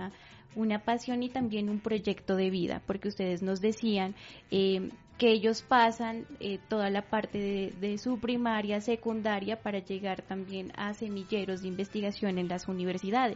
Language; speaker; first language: Spanish; native; Spanish